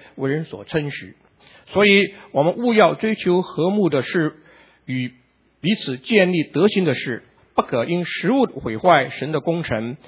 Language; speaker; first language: Chinese; native; Chinese